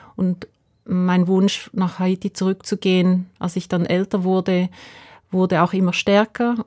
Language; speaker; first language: German; native; German